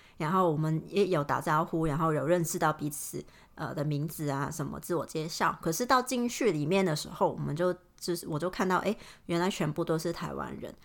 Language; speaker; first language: Chinese; non-native, local second language; Cantonese